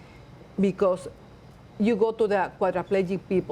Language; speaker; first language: English; non-native, learner; Spanish